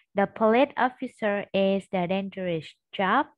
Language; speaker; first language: English; non-native, fluent; Vietnamese